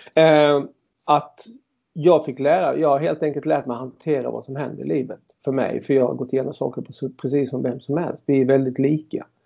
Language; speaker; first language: Swedish; native; Swedish